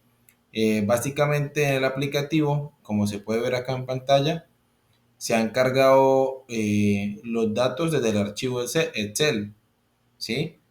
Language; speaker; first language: Spanish; native; Spanish